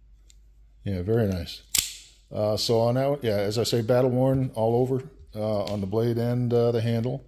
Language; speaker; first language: English; native; English